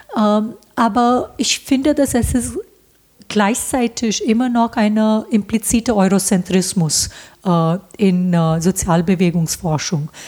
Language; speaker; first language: German; non-native, fluent; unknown